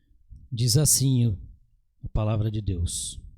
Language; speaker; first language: Portuguese; native; Portuguese